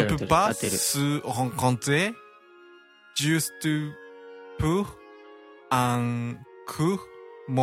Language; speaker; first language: French; non-native, learner; Japanese